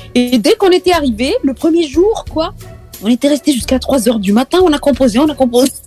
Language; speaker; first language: French; non-native, local second language; Malagasy